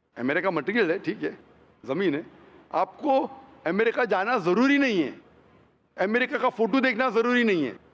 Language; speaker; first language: Hindi; non-native, local second language; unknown